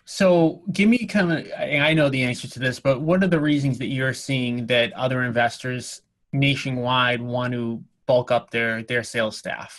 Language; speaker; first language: English; native; English